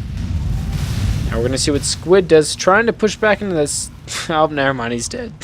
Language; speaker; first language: English; native; English